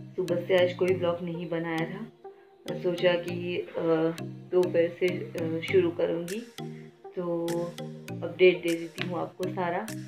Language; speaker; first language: Hindi; non-native, local second language; Gujarati